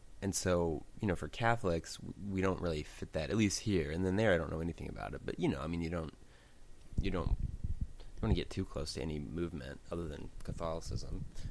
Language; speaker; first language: English; native; English